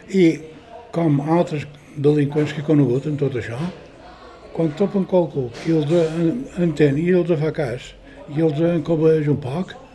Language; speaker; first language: Catalan; native; Catalan